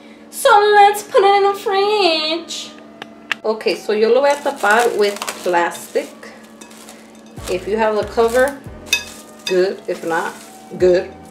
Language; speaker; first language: English; early bilingual, other home language; Spanish